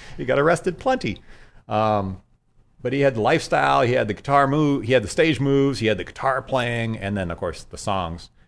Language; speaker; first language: English; native; English